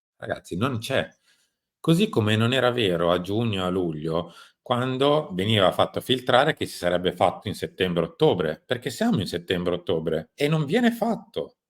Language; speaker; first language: Italian; native; Italian